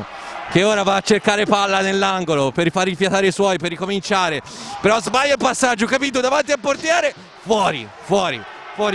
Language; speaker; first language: Italian; native; Italian